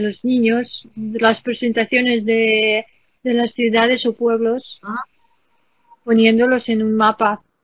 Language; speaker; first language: Spanish; non-native, fluent; Ukrainian